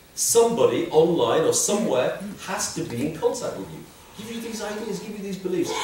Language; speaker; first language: English; native; English